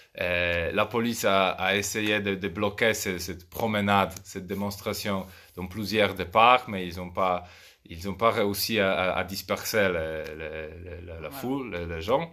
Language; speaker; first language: French; non-native, fluent; Polish